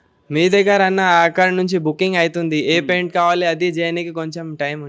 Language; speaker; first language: Telugu; non-native, local second language; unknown